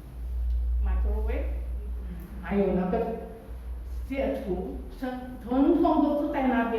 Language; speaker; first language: Chinese; early bilingual, heritage; Chinese